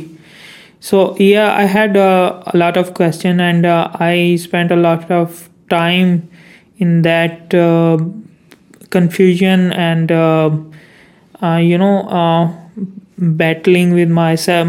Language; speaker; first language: English; non-native, local second language; Urdu